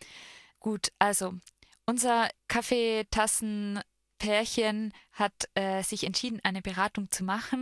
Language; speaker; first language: German; native; German